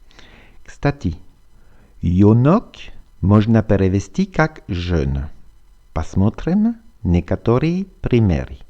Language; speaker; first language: Russian; non-native, fluent; French